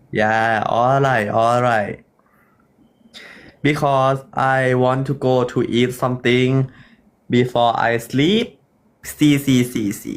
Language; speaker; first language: English; non-native, learner; Thai